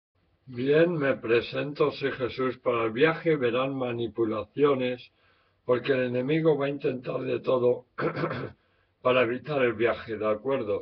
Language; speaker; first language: Spanish; native; Spanish